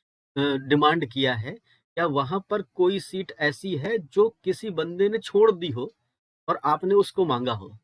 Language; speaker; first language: Hindi; native; Hindi